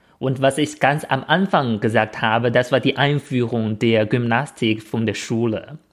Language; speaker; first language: German; non-native, fluent; Chinese